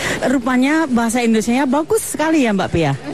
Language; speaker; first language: Indonesian; native; Indonesian